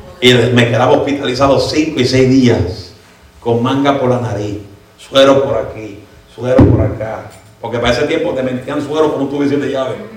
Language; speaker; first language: Spanish; early bilingual, heritage; Spanish